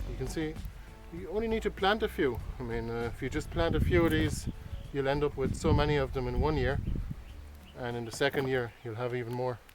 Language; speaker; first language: English; native; English